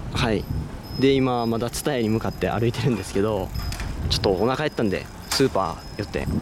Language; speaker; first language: Japanese; native; Japanese